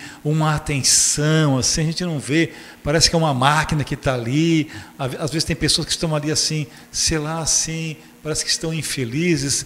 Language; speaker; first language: Portuguese; native; Portuguese